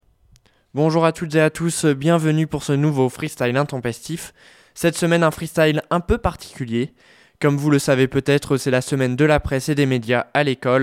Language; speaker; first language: French; native; French